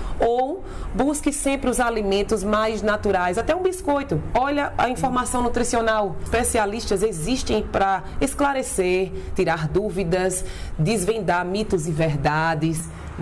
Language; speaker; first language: Portuguese; native; Portuguese